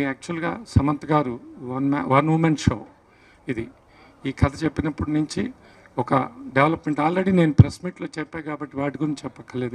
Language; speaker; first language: Telugu; native; Telugu